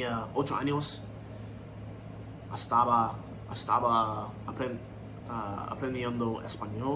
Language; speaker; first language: Spanish; non-native, learner; English